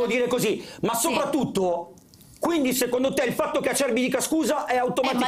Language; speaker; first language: Italian; native; Italian